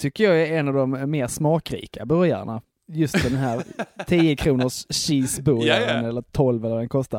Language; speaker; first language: Swedish; native; Swedish